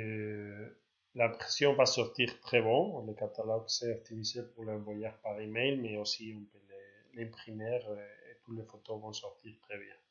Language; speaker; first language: French; non-native, learner; Spanish